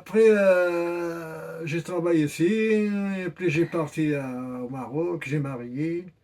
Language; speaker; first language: French; non-native, learner; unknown